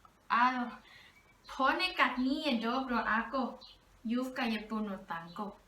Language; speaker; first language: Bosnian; early bilingual, heritage; Bosnian